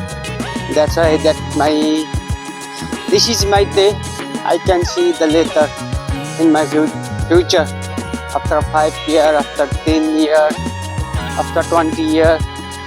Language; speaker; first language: English; non-native, learner; Nepali